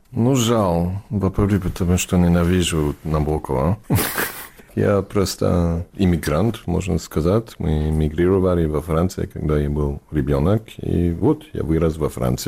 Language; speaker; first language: Russian; non-native, fluent; English